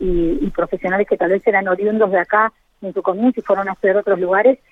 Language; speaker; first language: Spanish; native; Spanish